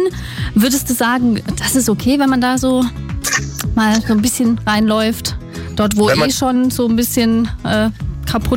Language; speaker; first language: German; native; German